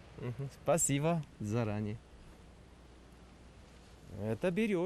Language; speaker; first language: Russian; non-native, learner; Korean